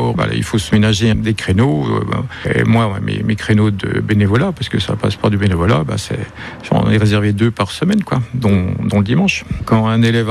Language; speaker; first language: French; native; French